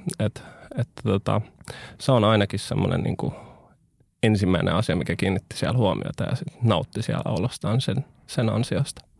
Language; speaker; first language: Finnish; early bilingual, other home language; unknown